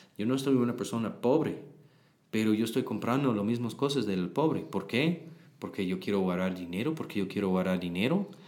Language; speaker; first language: Spanish; non-native, learner; English